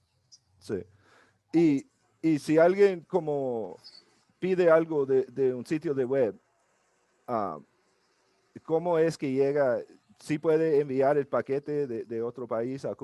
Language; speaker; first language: Spanish; non-native, learner; English